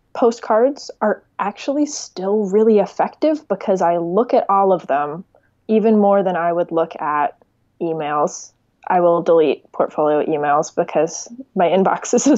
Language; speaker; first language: English; native; English